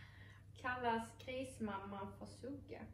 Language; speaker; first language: Swedish; native; Swedish